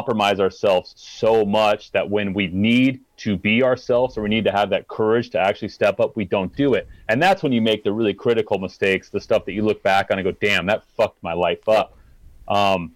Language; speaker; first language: English; native; English